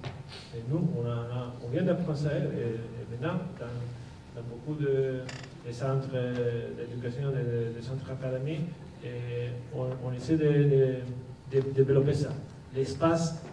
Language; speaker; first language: French; non-native, fluent; Basque